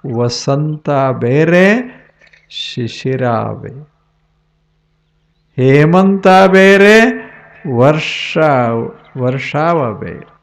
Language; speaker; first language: Kannada; native; Kannada